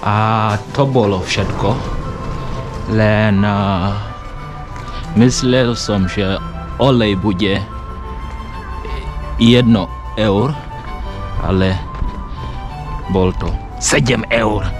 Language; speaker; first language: Slovak; non-native, learner; English